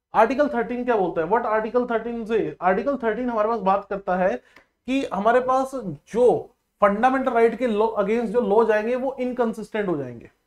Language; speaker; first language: Hindi; non-native, local second language; Punjabi